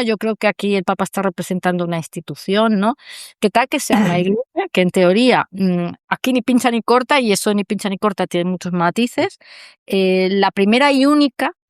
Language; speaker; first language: Spanish; native; Spanish